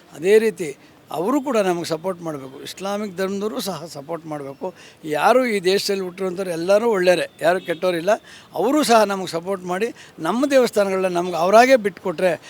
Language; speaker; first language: Kannada; native; Kannada